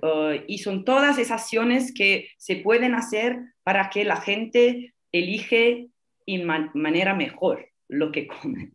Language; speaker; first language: Spanish; non-native, fluent; Italian